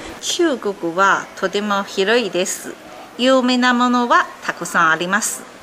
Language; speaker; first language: Japanese; non-native, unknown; Chinese